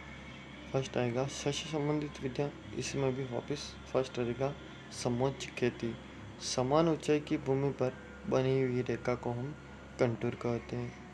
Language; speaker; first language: Hindi; native; Hindi